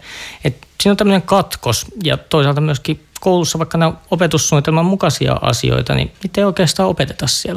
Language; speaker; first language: Finnish; native; Finnish